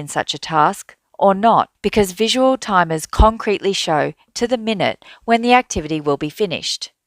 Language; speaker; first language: English; native; English